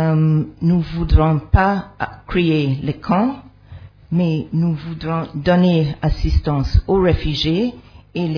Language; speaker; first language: French; non-native, fluent; English